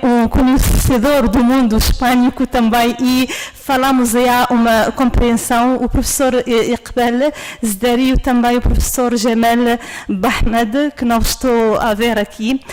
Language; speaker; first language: Portuguese; non-native, fluent; Arabic